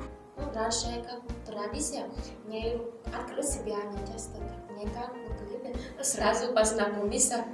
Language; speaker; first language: Russian; non-native, learner; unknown